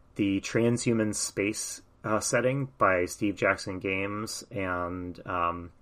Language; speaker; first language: English; native; English